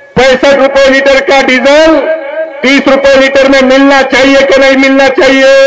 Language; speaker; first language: Hindi; non-native, local second language; Marathi